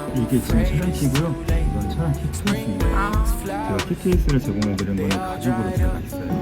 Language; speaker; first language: Korean; native; Korean